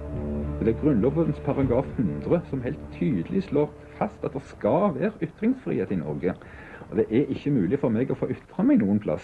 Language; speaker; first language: Norwegian; native; Norwegian